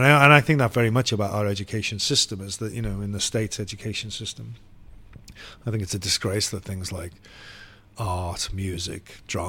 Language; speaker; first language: English; native; English